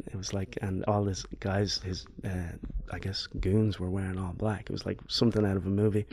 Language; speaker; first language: English; native; English